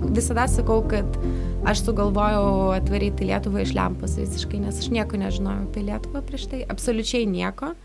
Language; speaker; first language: Lithuanian; non-native, fluent; Russian